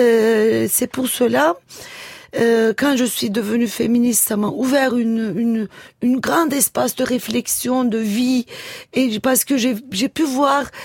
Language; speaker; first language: French; non-native, fluent; Turkish